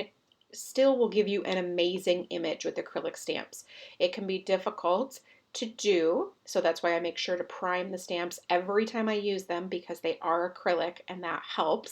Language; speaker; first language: English; native; English